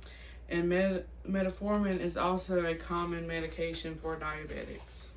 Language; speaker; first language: English; native; English